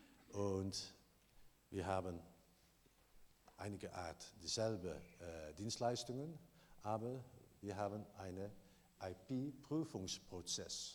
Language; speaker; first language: German; non-native, learner; Dutch